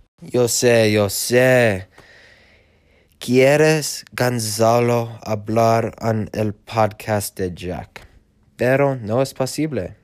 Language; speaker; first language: Spanish; non-native, learner; English